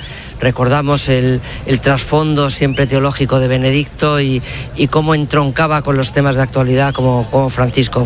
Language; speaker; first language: Spanish; native; Spanish